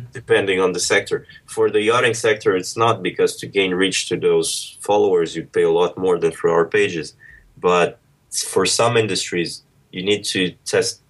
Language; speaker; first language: English; early bilingual, other home language; Russian